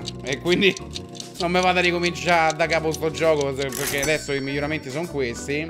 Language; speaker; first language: Italian; native; Italian